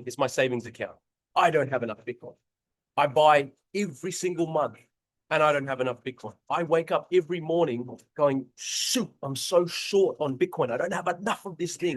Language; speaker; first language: English; native; English